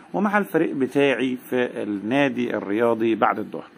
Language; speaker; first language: Arabic; native; Arabic